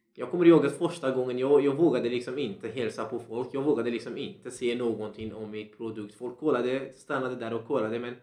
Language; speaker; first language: Swedish; non-native, fluent; Central Kurdish